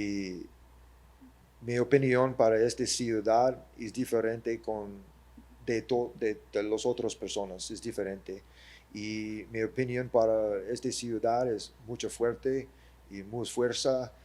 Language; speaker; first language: Spanish; early bilingual, heritage; English